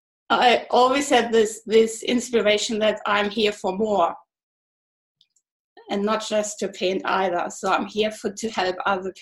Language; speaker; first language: English; non-native, fluent; German